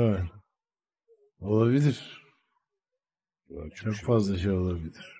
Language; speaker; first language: Turkish; native; Turkish